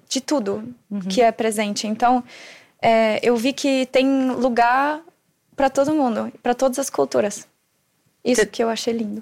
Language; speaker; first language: Portuguese; non-native, fluent; German